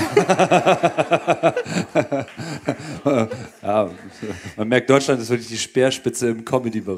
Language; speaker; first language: German; native; German